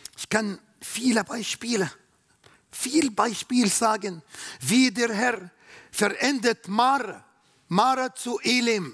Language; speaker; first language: German; non-native, learner; Arabic